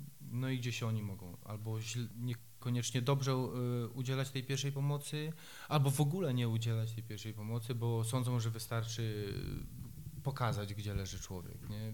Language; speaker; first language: Polish; native; Polish